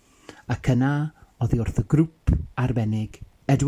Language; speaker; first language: Welsh; native; Welsh